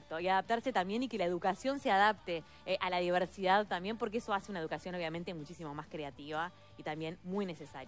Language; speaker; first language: Spanish; native; Spanish